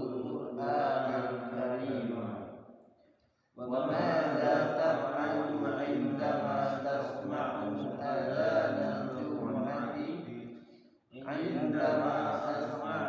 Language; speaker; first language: Arabic; non-native, learner; Indonesian